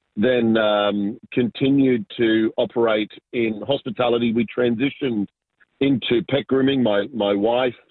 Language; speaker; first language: English; native; English